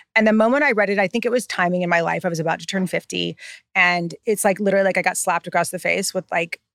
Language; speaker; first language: English; native; English